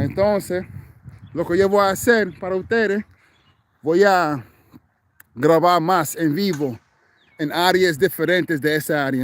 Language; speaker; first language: Spanish; non-native, fluent; English